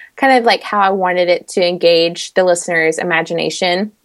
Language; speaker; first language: English; native; English